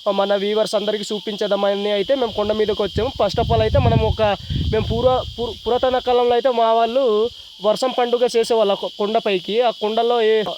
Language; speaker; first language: Telugu; non-native, local second language; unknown